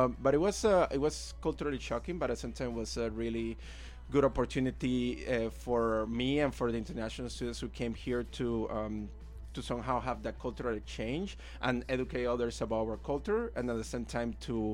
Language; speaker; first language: English; non-native, fluent; Spanish